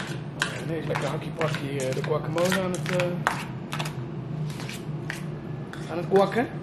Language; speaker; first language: Dutch; native; Dutch